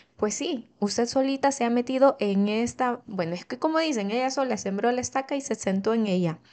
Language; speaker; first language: Spanish; native; Spanish